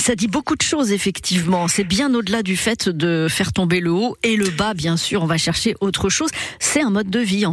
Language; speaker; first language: French; native; French